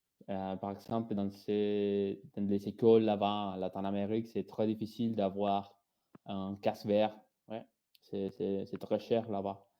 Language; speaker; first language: French; non-native, fluent; Spanish